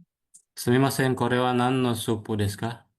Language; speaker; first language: Japanese; non-native, learner; Indonesian